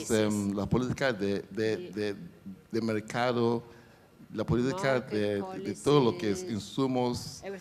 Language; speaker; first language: Spanish; non-native, fluent; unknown